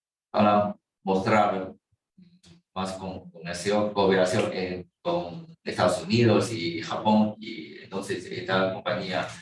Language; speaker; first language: Spanish; non-native, fluent; Chinese